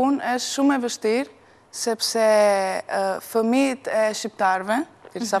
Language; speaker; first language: Albanian; early bilingual, heritage; Albanian